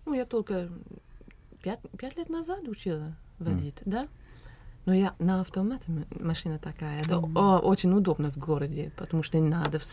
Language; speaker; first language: Russian; non-native, learner; English